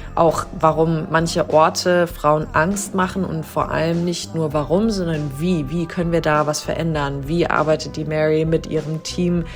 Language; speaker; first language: German; native; German